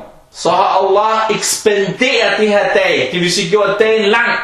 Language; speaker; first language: Danish; early bilingual, other home language; Arabic